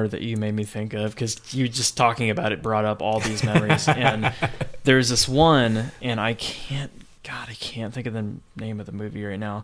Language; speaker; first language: English; native; English